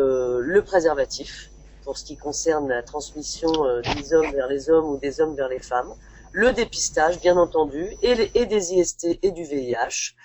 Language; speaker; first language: French; native; French